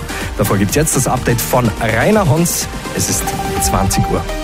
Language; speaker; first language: German; native; German